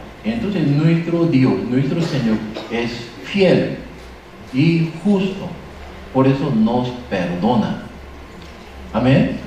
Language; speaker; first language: Spanish; non-native, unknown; Korean